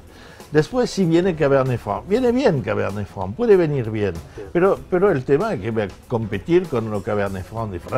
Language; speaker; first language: Spanish; non-native, fluent; French